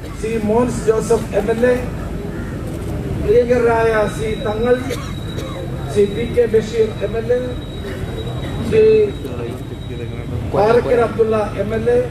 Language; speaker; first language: Malayalam; native; Malayalam